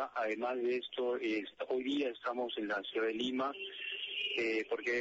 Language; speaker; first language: Spanish; native; Spanish